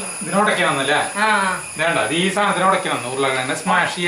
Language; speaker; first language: Malayalam; native; Malayalam